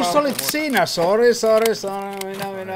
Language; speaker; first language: Finnish; native; Finnish